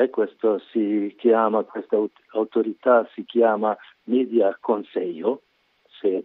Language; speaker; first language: Italian; non-native, learner; Hungarian